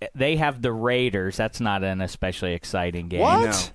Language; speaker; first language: English; native; English